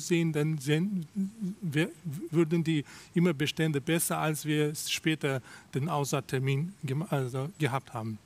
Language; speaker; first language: German; non-native, fluent; Russian